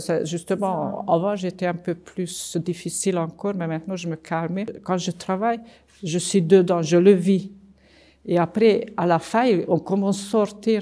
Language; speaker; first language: French; non-native, fluent; Hungarian